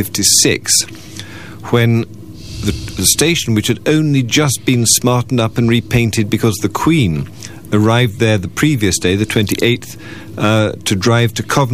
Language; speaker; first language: English; native; English